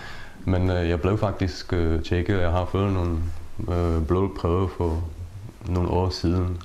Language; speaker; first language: Danish; non-native, fluent; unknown